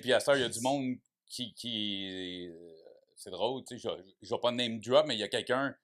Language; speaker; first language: French; native; French